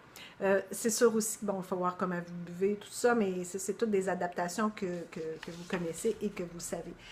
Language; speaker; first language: French; native; French